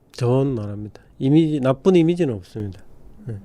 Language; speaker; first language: Korean; non-native, fluent; Bangla